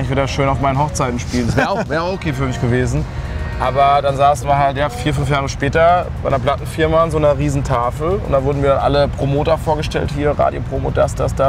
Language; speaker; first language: German; native; German